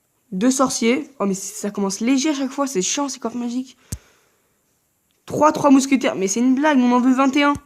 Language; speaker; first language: French; native; French